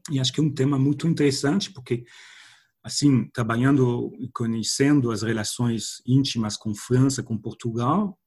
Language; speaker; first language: Portuguese; non-native, fluent; French